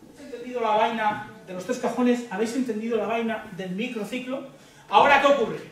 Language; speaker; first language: Spanish; native; Spanish